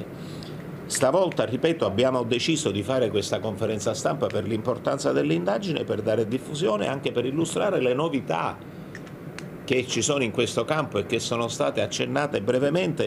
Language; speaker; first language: Italian; native; Italian